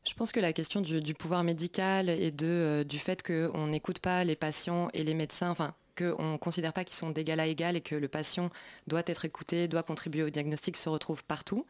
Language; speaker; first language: French; native; French